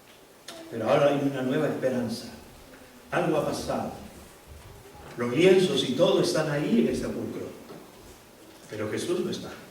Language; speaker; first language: Spanish; native; Spanish